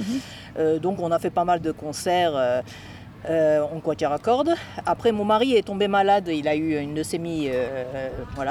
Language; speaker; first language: French; non-native, fluent; Japanese